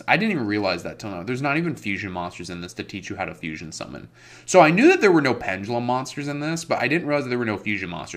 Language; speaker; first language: English; native; English